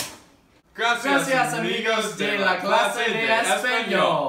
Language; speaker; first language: Spanish; non-native, learner; English